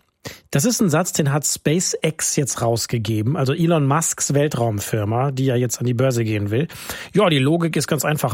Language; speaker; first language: German; native; German